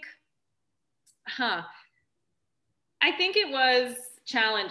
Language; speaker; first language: English; early bilingual, other home language; Romanian